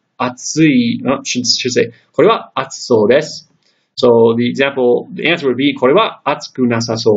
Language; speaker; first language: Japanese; non-native, fluent; English